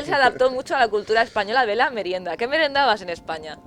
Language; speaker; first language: Spanish; native; Spanish